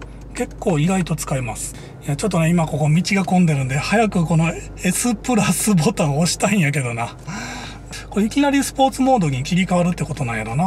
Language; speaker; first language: Japanese; native; Japanese